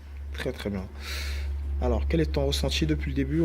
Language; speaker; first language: French; native; French